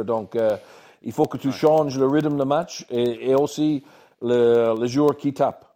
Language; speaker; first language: French; non-native, learner; English